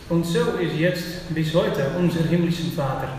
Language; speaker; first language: German; non-native, fluent; Dutch